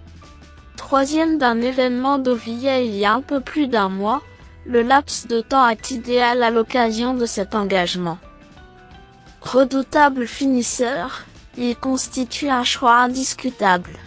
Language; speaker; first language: French; native; French